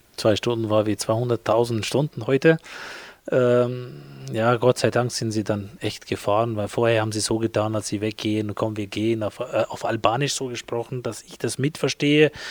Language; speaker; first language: German; non-native, fluent; Albanian